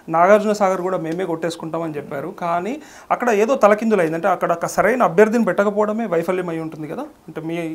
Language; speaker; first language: Telugu; native; Telugu